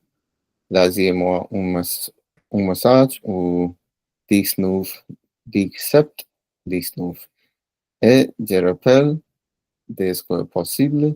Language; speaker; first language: French; non-native, learner; Punjabi